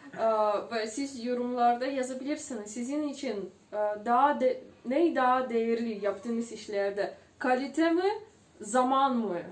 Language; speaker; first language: Turkish; non-native, fluent; Russian